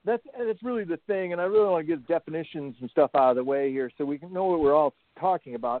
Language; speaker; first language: English; native; English